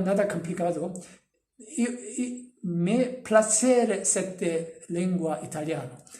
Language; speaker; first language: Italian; non-native, learner; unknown